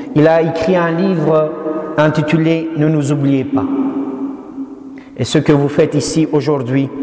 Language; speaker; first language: French; non-native, fluent; Syriac